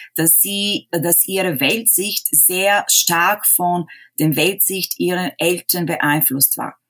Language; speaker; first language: German; non-native, fluent; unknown